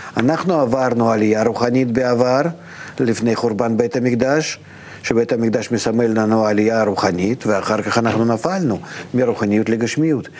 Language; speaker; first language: Hebrew; non-native, fluent; Russian